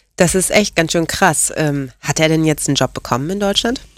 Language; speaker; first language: German; native; German